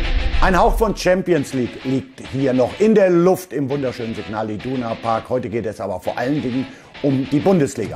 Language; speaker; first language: German; native; German